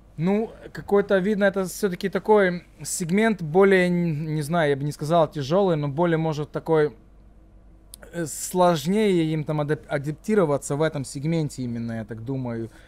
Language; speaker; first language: Russian; non-native, local second language; Latvian